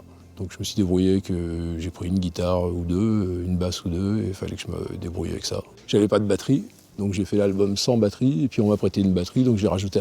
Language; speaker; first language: French; native; French